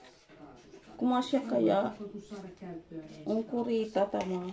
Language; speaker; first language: Finnish; non-native, learner; Filipino